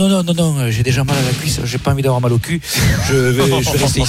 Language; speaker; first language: French; native; French